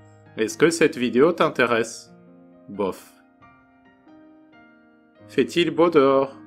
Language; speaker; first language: French; non-native, fluent; Japanese